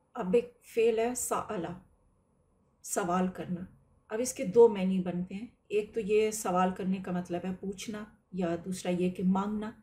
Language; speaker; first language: Urdu; native; Urdu